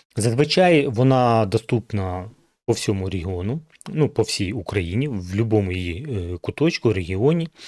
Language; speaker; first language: Ukrainian; non-native, local second language; Russian